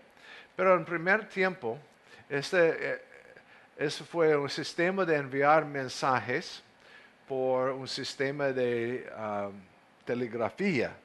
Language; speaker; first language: Spanish; non-native, fluent; English